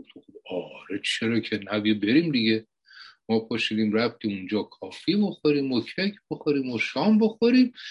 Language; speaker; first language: Persian; native; Persian